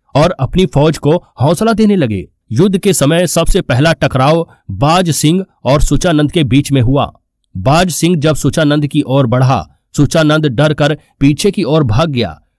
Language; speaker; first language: Hindi; non-native, local second language; Punjabi